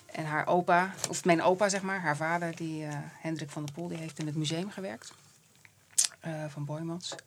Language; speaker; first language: Dutch; native; Dutch